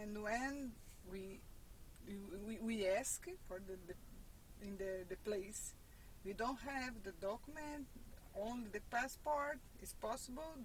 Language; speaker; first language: English; non-native, learner; Portuguese